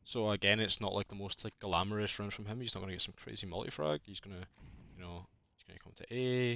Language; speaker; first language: English; native; English